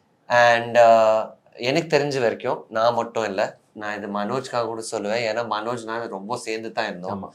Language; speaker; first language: Tamil; non-native, fluent; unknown